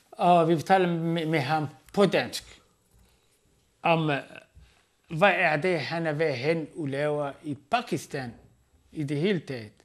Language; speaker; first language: Danish; non-native, fluent; Arabic